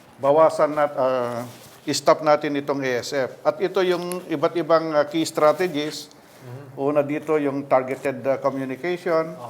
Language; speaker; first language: Filipino; non-native, local second language; Iloko